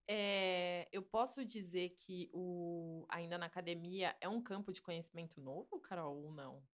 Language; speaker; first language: Portuguese; native; Portuguese